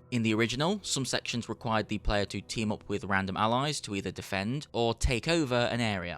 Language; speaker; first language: English; native; English